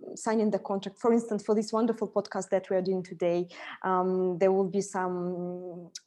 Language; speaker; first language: English; non-native, fluent; Russian